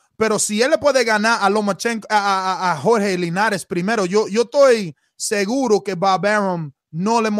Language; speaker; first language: Spanish; early bilingual, heritage; Spanish